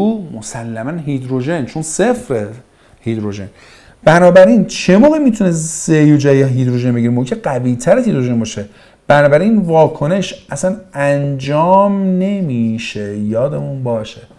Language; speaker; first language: Persian; native; Persian